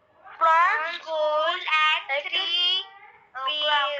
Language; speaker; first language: English; non-native, learner; Hindi